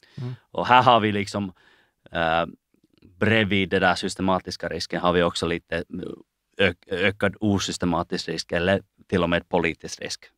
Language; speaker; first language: Swedish; non-native, local second language; Finnish